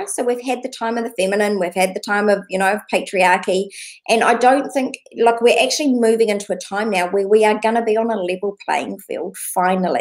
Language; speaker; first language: English; native; English